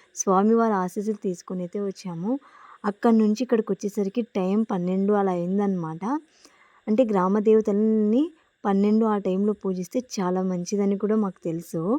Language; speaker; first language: Telugu; native; Telugu